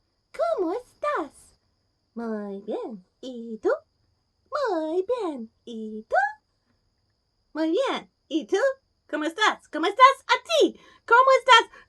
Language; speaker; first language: Spanish; non-native, learner; English